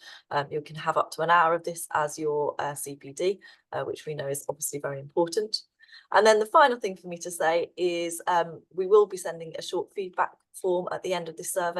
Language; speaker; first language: English; native; English